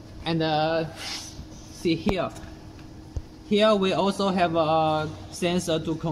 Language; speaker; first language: English; non-native, learner; Chinese